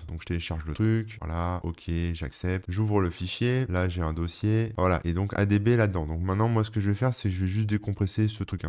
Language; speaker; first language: French; native; French